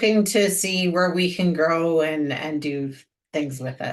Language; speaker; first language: English; native; English